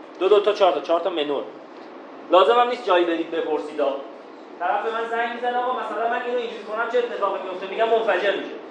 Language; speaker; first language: Persian; non-native, local second language; Azerbaijani